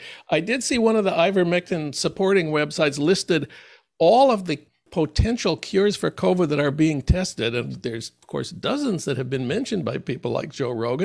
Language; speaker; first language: English; native; English